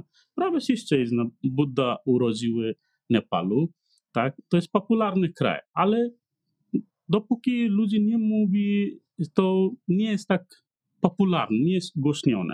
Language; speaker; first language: Polish; non-native, learner; Nepali